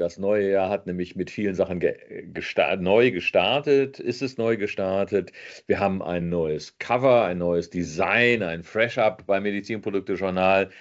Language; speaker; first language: German; native; German